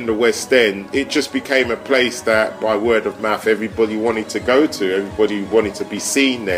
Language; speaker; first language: English; native; English